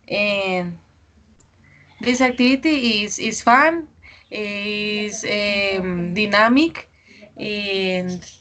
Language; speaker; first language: English; non-native, learner; Spanish